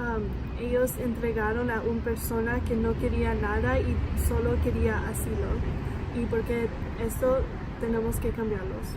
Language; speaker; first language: Spanish; non-native, learner; English